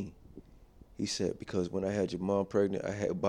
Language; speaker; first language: English; native; English